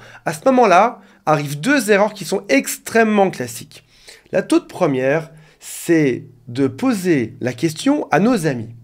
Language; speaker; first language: French; native; French